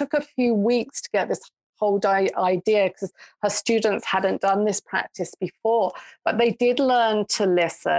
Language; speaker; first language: English; native; English